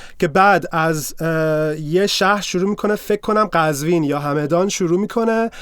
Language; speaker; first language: Persian; native; Persian